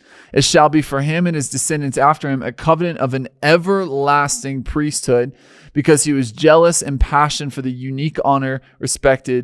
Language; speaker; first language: English; native; English